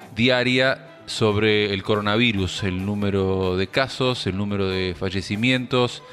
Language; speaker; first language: Spanish; native; Spanish